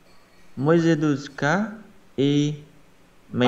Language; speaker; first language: Russian; non-native, learner; Vietnamese